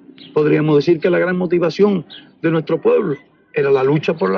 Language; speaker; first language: Spanish; native; Spanish